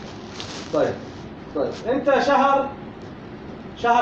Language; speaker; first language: Arabic; native; Arabic